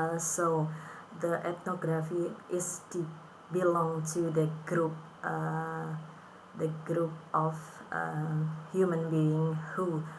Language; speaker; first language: English; non-native, fluent; Indonesian